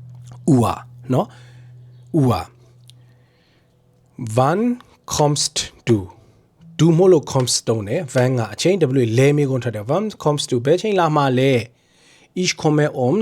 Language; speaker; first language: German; non-native, fluent; Burmese